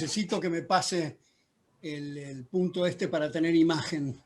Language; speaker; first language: Spanish; native; Spanish